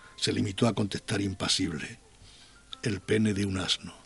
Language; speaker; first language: Spanish; native; Spanish